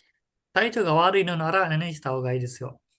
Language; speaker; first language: Japanese; non-native, fluent; Indonesian